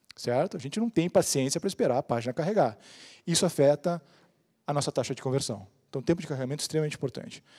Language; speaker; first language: Portuguese; native; Portuguese